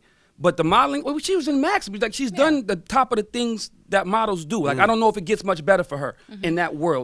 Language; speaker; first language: English; native; English